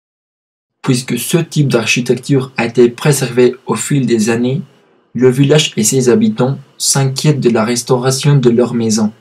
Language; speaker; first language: French; non-native, learner; Spanish